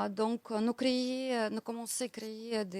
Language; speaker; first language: French; non-native, learner; Russian